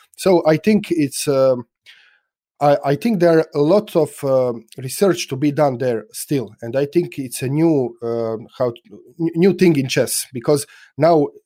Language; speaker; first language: English; non-native, fluent; Croatian